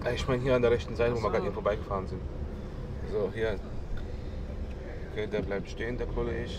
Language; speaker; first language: German; native; German